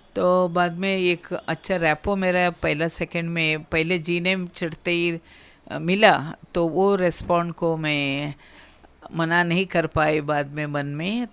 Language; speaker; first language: Hindi; non-native, local second language; Kannada